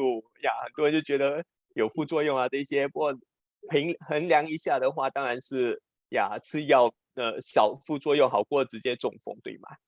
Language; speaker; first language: Chinese; native; Chinese